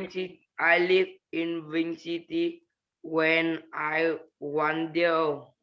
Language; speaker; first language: English; non-native, learner; Vietnamese